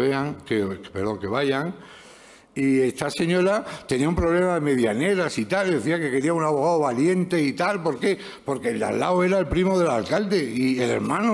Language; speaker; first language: Spanish; native; Spanish